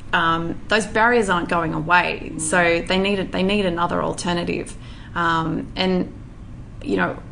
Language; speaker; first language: English; native; English